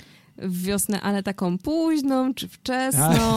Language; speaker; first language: Polish; native; Polish